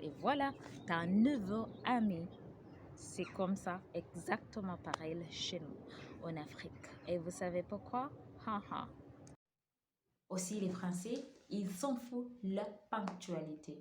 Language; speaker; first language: French; non-native, learner; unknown